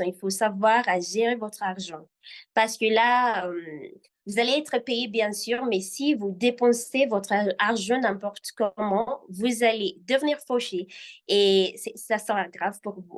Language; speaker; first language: French; non-native, fluent; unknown